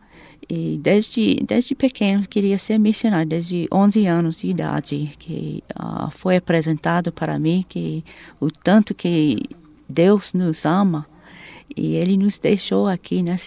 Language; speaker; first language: Portuguese; non-native, fluent; English